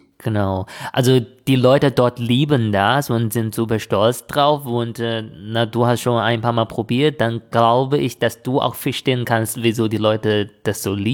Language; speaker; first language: German; non-native, fluent; Chinese